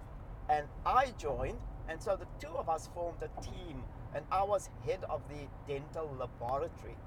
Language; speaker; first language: English; non-native, local second language; Afrikaans